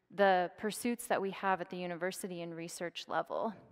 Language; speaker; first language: English; native; English